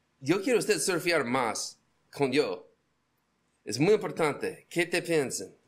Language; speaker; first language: Spanish; non-native, learner; English